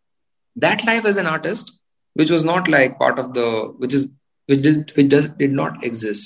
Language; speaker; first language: English; non-native, local second language; Gujarati